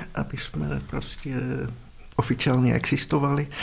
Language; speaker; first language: Czech; non-native, fluent; Dutch